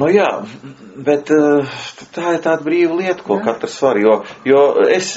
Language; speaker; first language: Latvian; native; Latvian